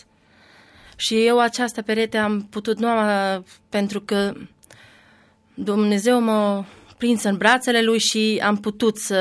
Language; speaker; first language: Romanian; non-native, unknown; Albanian